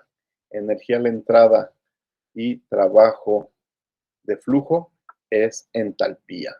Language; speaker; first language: Spanish; native; Spanish